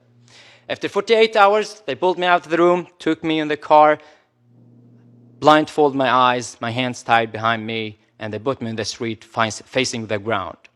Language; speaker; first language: English; non-native, local second language; Arabic